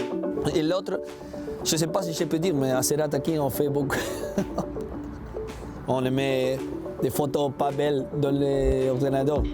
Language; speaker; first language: French; non-native, learner; Spanish